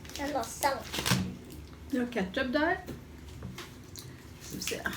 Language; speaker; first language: Swedish; non-native, learner; Thai